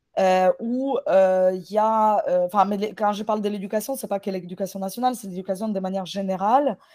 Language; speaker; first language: French; non-native, fluent; Ukrainian